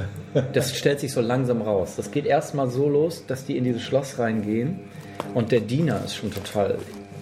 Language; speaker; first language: German; native; German